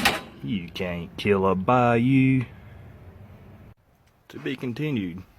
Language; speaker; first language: English; native; English